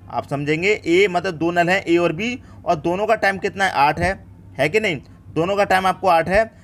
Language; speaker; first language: Hindi; native; Hindi